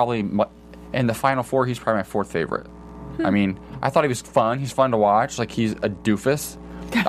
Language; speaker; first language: English; native; English